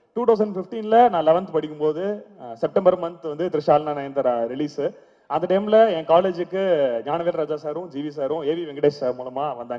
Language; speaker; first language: Tamil; native; Tamil